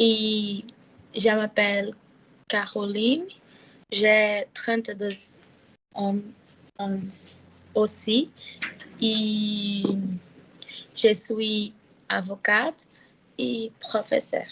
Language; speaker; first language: French; non-native, learner; Portuguese